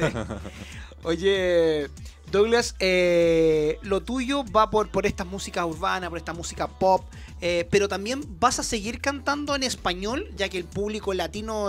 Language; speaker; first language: Spanish; native; Spanish